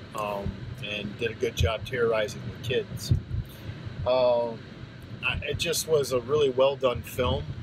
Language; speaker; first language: English; native; English